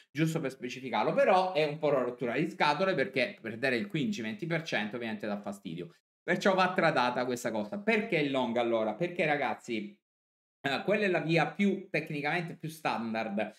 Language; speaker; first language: Italian; native; Italian